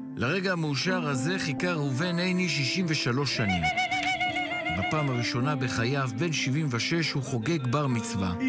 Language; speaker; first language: Hebrew; native; Hebrew